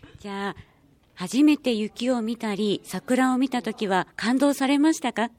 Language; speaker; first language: Japanese; native; Japanese